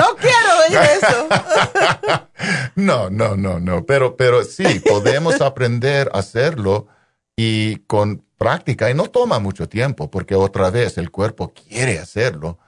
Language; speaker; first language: Spanish; non-native, local second language; English